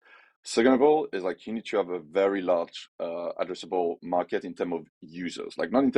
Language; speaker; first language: English; non-native, fluent; French